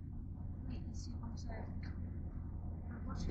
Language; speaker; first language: French; non-native, learner; Russian